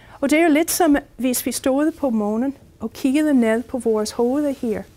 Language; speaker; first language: Danish; non-native, fluent; English